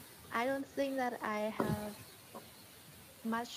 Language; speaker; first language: English; non-native, learner; Vietnamese